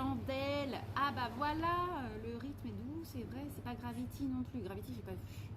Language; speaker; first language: French; native; French